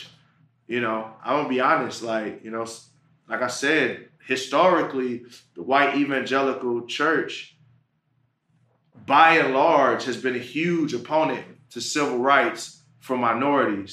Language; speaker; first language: English; native; English